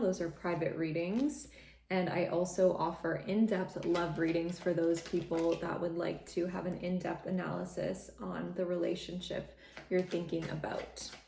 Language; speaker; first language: English; native; English